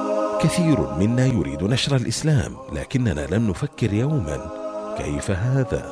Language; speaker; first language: Arabic; native; Arabic